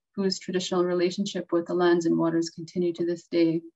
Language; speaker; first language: English; native; English